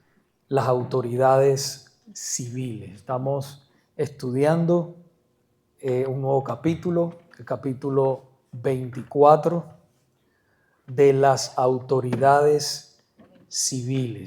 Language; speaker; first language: Spanish; native; Spanish